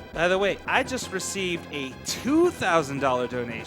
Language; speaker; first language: English; native; English